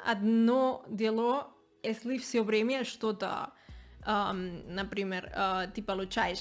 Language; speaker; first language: Russian; non-native, learner; Spanish